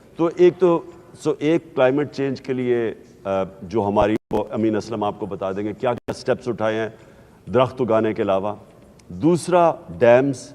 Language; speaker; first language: Urdu; native; Urdu